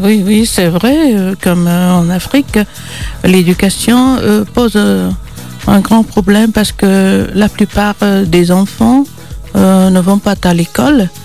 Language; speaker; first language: French; non-native, local second language; Malagasy